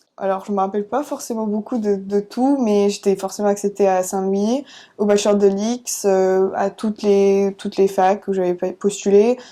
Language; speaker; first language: French; early bilingual, other home language; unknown